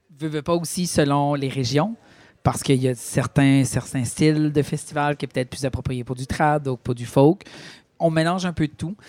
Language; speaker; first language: French; native; French